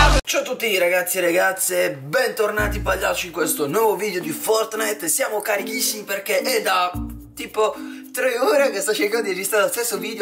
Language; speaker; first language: Italian; native; Italian